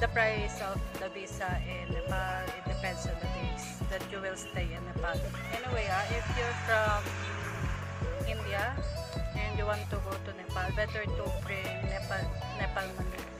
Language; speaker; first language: English; non-native, local second language; Filipino